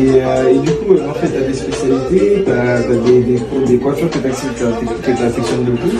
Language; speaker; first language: French; native; French